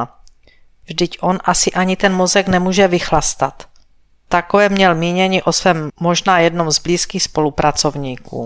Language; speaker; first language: Czech; native; Czech